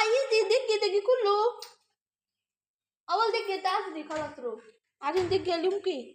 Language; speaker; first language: Arabic; non-native, learner; Bangla